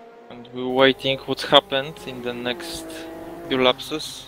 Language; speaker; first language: English; non-native, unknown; Polish